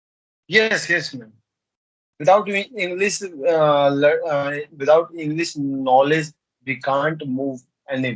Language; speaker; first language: English; non-native, learner; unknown